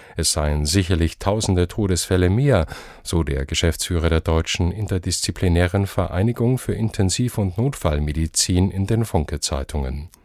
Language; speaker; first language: German; native; German